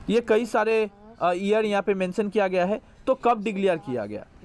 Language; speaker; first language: Hindi; non-native, local second language; Assamese